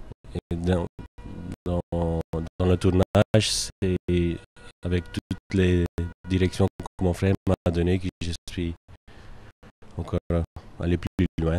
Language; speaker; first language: French; non-native, local second language; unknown